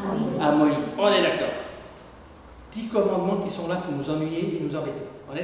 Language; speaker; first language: French; native; French